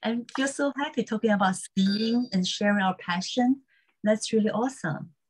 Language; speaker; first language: English; non-native, fluent; Chinese